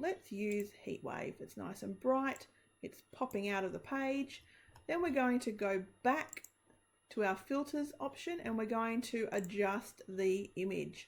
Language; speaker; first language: English; native; English